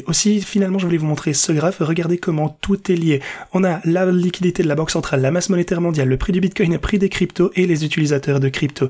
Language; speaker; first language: French; native; French